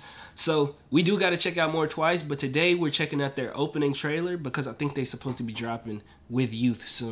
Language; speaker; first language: English; native; English